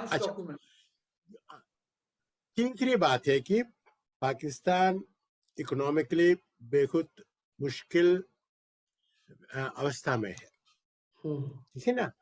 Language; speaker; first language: Hindi; non-native, local second language; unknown